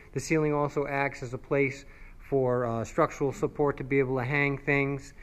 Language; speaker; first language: English; native; English